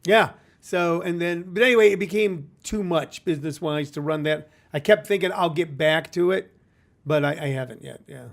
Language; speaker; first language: English; native; English